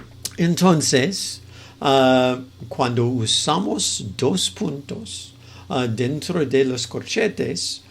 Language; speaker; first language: Spanish; non-native, fluent; English